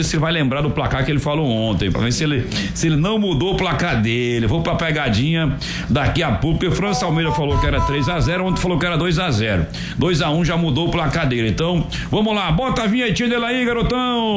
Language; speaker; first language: Portuguese; native; Portuguese